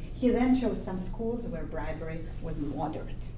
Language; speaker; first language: English; non-native, fluent; Ukrainian